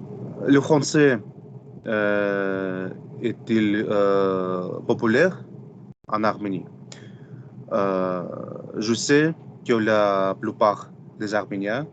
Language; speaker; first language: French; non-native, fluent; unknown